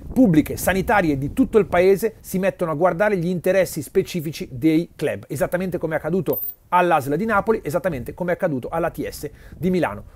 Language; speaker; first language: Italian; native; Italian